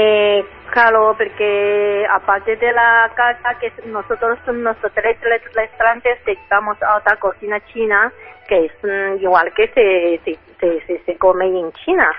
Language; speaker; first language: Spanish; non-native, fluent; Chinese